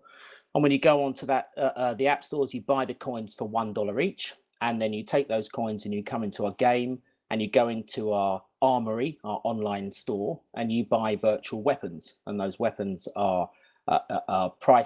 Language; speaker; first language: English; native; English